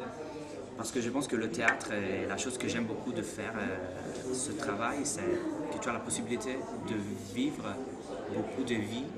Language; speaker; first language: French; non-native, fluent; Italian